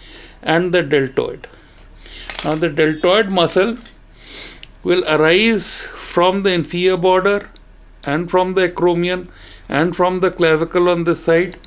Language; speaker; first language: English; non-native, local second language; Hindi